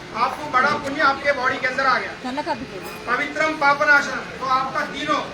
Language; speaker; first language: Hindi; non-native, local second language; Telugu